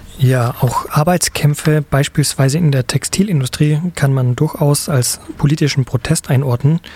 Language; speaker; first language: German; native; German